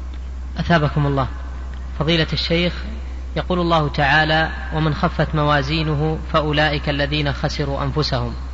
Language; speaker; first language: Arabic; native; Arabic